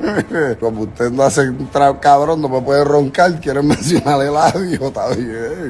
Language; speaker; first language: Spanish; native; Spanish